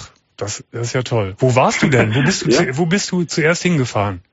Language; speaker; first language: German; native; German